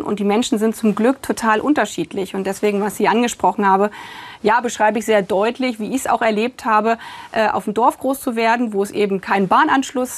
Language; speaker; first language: German; native; German